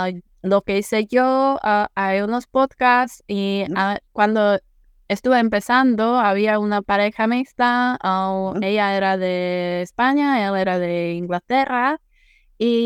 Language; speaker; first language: Spanish; non-native, fluent; Czech